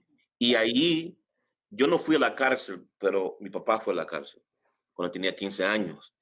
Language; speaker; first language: Spanish; early bilingual, heritage; English